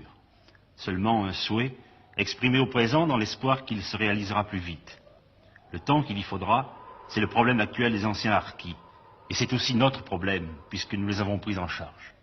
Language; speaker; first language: French; native; French